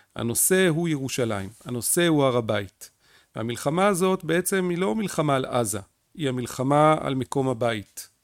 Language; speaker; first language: Hebrew; native; Hebrew